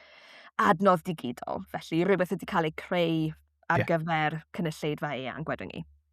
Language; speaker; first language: Welsh; native; Welsh